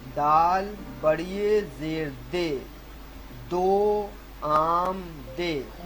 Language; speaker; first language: Urdu; native; Urdu